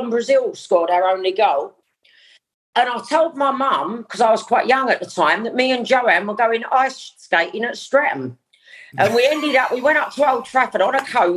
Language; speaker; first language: English; native; English